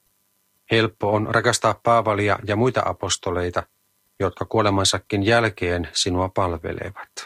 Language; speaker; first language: Finnish; native; Finnish